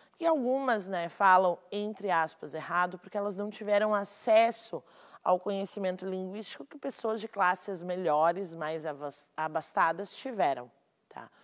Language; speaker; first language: Portuguese; native; Portuguese